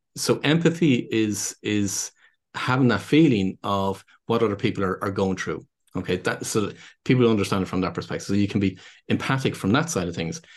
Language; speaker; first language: English; native; English